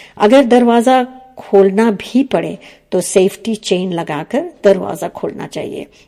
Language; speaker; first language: Hindi; early bilingual, heritage; Hindi